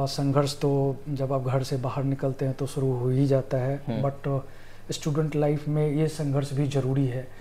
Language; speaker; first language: Hindi; native; Hindi